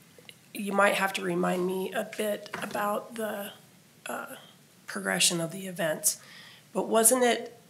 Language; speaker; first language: English; native; English